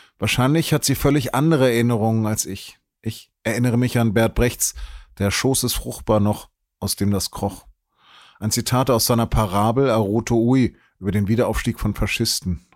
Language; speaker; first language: German; native; German